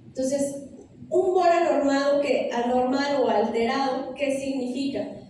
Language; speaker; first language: Spanish; native; Spanish